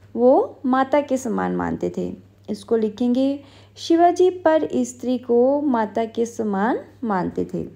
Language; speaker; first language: Hindi; non-native, local second language; Punjabi